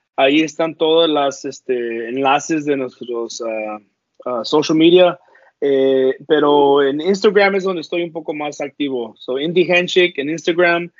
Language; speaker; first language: Spanish; early bilingual, heritage; Spanish